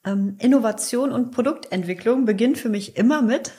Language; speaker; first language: German; native; German